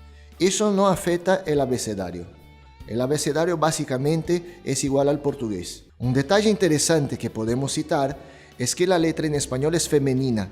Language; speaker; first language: Spanish; non-native, fluent; Portuguese